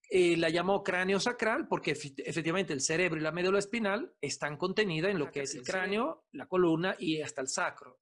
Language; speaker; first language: Spanish; non-native, fluent; Italian